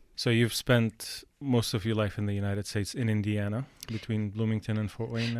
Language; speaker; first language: English; non-native, fluent; Arabic